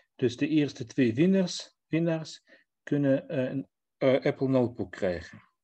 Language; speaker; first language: Dutch; non-native, fluent; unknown